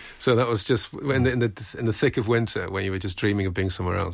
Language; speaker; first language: English; native; English